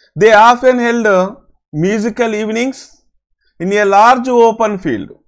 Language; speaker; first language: English; non-native, local second language; Telugu